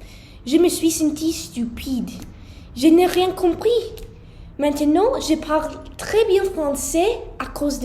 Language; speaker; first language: French; non-native, learner; English